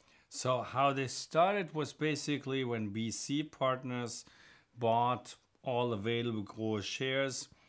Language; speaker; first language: English; non-native, fluent; German